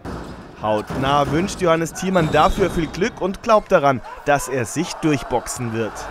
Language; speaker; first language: German; native; German